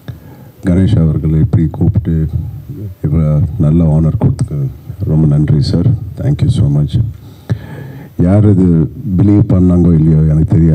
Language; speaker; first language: Tamil; non-native, local second language; Telugu